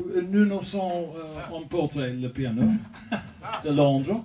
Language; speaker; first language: French; non-native, learner; English